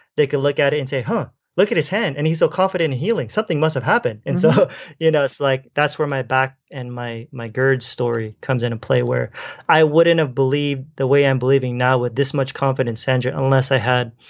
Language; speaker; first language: English; native; English